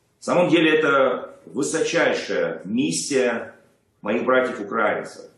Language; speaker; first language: Russian; native; Russian